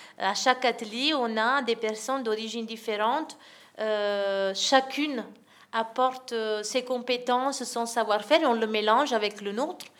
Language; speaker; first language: French; non-native, fluent; Italian